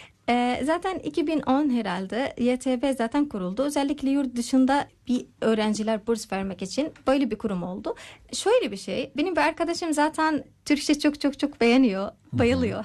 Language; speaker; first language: Turkish; non-native, learner; Arabic